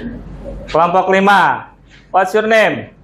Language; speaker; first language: English; non-native, learner; Indonesian